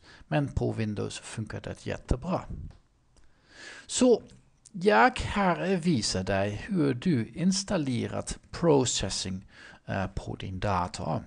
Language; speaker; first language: Swedish; non-native, learner; Dutch